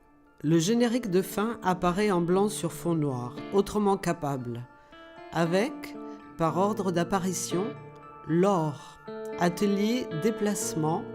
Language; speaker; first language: French; native; French